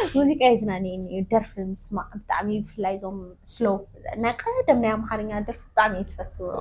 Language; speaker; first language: Tigrinya; non-native, local second language; Amharic